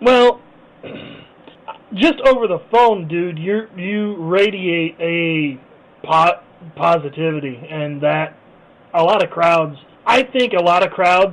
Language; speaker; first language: English; native; English